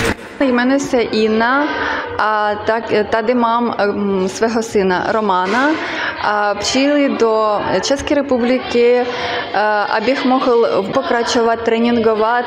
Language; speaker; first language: Czech; non-native, learner; Ukrainian